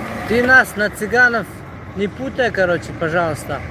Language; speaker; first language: Russian; non-native, local second language; Tajik